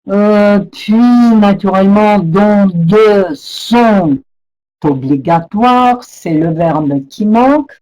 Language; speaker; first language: French; non-native, fluent; Russian